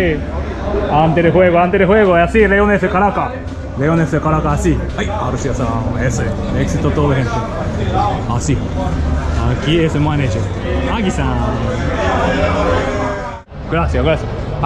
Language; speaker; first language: Spanish; non-native, learner; Japanese